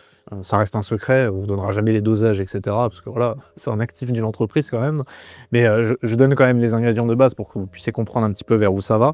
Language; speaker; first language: French; native; French